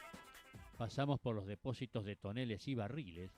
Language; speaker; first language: Spanish; native; Spanish